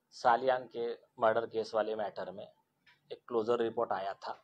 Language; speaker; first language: Hindi; non-native, local second language; Marathi